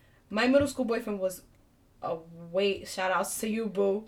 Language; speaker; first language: English; early bilingual, other home language; Spanish